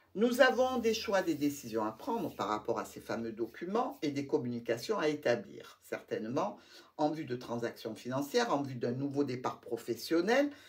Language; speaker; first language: French; native; French